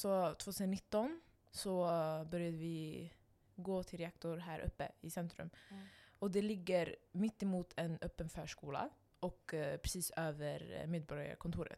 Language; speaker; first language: Swedish; non-native, local second language; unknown